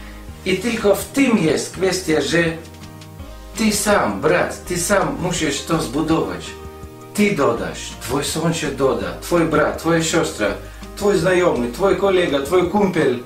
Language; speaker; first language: Polish; non-native, fluent; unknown